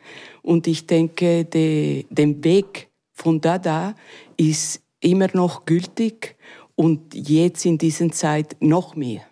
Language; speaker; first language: German; non-native, learner; Spanish